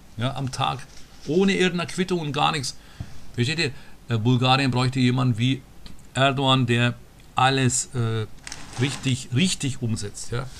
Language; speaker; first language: German; early bilingual, other home language; Turkish